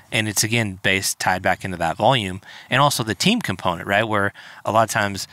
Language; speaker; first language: English; native; English